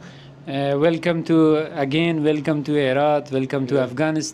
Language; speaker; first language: English; non-native, learner; Persian